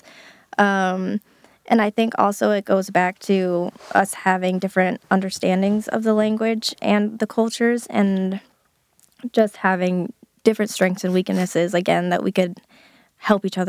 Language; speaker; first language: English; native; English